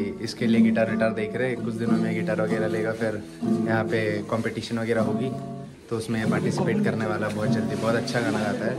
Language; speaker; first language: Hindi; native; Hindi